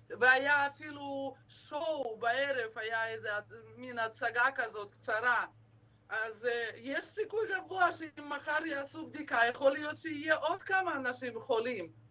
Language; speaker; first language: Hebrew; non-native, fluent; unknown